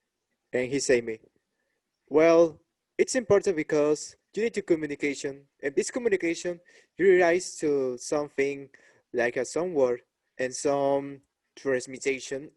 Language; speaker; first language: English; non-native, learner; Spanish